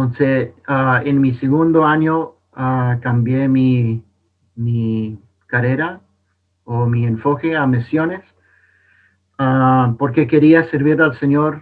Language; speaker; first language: Spanish; non-native, fluent; English